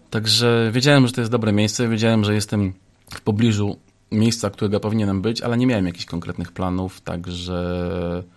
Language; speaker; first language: Polish; native; Polish